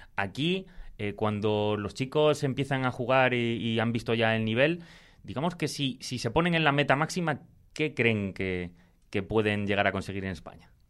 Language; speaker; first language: Spanish; native; Spanish